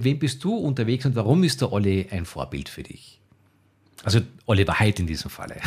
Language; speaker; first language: German; native; German